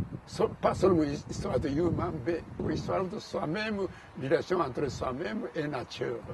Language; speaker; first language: French; non-native, learner; Japanese